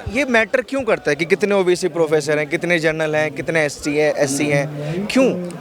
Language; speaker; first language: Hindi; native; Hindi